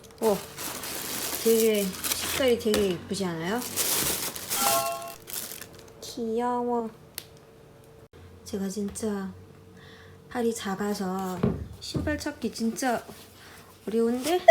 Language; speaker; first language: Korean; non-native, learner; Malay